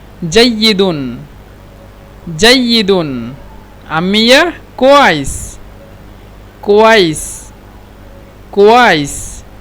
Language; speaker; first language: Arabic; non-native, fluent; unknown